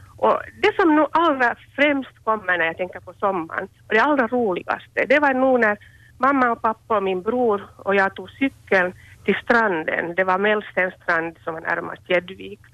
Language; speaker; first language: Swedish; native; Swedish